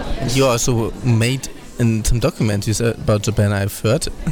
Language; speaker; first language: English; non-native, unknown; German